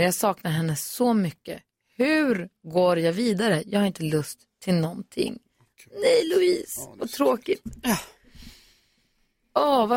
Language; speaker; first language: Swedish; native; Swedish